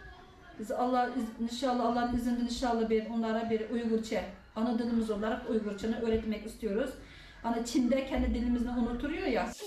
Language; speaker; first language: Turkish; non-native, learner; Uyghur